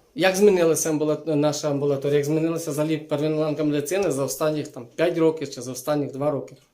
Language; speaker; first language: Ukrainian; native; Ukrainian